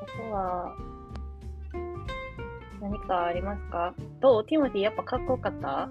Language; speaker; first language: Japanese; early bilingual, heritage; Japanese